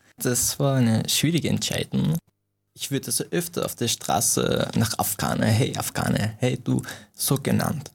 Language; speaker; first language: German; non-native, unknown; Persian